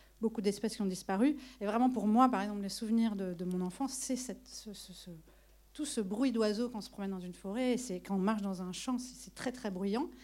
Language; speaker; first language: French; native; French